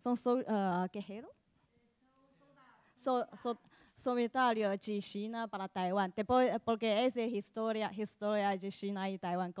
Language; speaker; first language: Portuguese; non-native, learner; Chinese